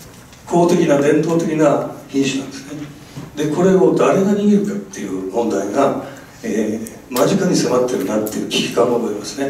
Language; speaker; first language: Japanese; native; Japanese